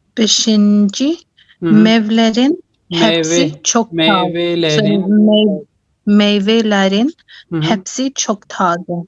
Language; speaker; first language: Turkish; non-native, learner; Urdu